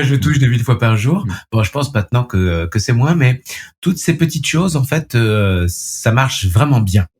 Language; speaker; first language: French; native; French